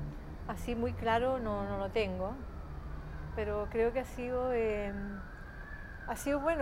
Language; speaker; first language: Spanish; native; Spanish